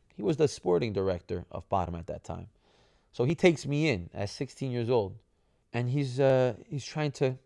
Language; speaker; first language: English; early bilingual, other home language; Italian